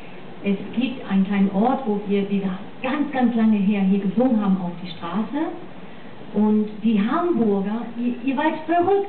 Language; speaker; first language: German; non-native, fluent; English